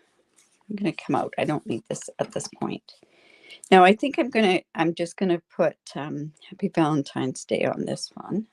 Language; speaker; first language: English; native; English